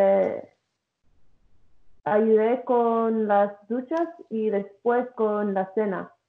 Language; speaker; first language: Spanish; early bilingual, heritage; English